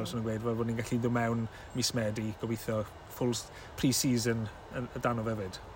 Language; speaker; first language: Welsh; native; Welsh